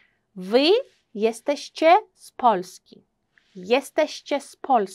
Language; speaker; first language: Polish; non-native, fluent; Uzbek